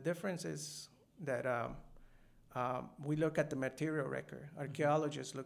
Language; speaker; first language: English; non-native, fluent; Spanish